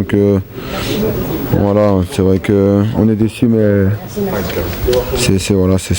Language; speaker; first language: French; native; French